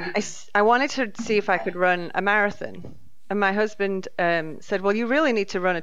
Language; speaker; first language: English; native; English